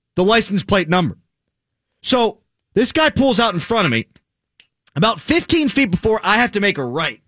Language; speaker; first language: English; native; English